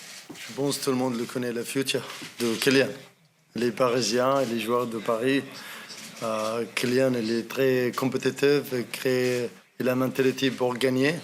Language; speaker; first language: French; non-native, learner; Arabic